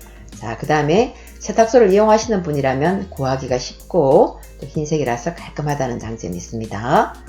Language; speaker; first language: Korean; native; Korean